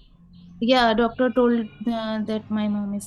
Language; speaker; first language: English; non-native, learner; Hindi